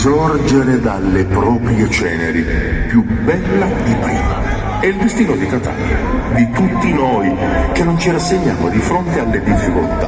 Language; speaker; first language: Italian; native; Italian